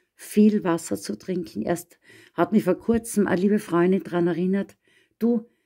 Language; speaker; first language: German; native; German